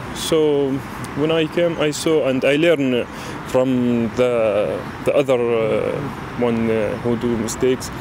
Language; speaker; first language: English; non-native, learner; Arabic